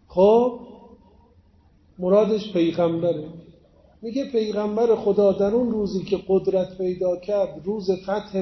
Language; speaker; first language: Persian; native; Persian